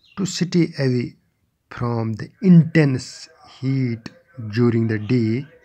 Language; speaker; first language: English; non-native, local second language; Kashmiri